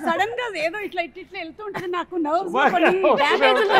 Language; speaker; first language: Telugu; native; Telugu